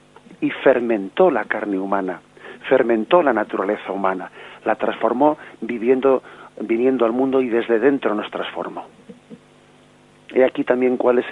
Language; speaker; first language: Spanish; native; Spanish